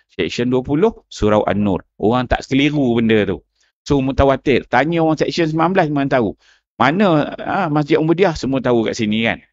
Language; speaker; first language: Malay; native; Malay